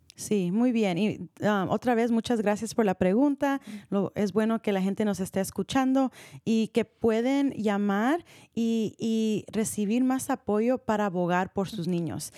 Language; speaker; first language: Spanish; early bilingual, heritage; Spanish